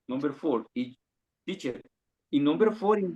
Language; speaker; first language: English; non-native, learner; Spanish